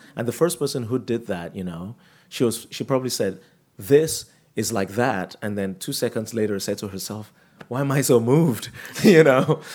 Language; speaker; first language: English; non-native, local second language; Yoruba